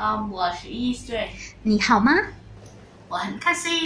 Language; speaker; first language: Chinese; non-native, learner; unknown